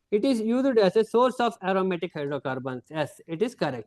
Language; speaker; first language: English; non-native, local second language; Kannada